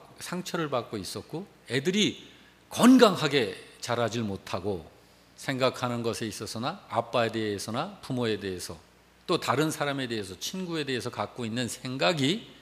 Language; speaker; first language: Korean; native; Korean